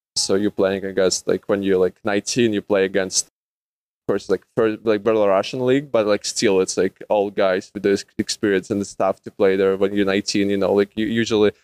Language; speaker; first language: English; non-native, learner; Russian